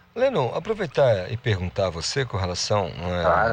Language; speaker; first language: Portuguese; native; Portuguese